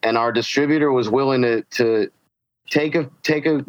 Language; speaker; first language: English; native; English